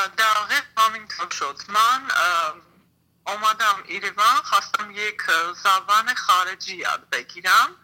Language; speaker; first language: Persian; non-native, learner; Armenian